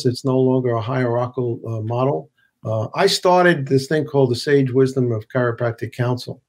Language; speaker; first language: English; native; English